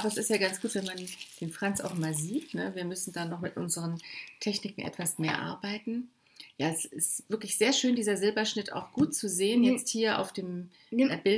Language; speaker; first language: German; native; German